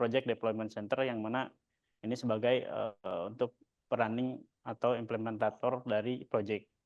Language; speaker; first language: Indonesian; native; Indonesian